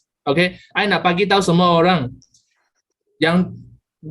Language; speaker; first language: Malay; native; Malay